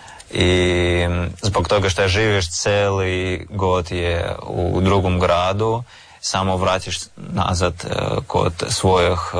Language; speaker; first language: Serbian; non-native, learner; Russian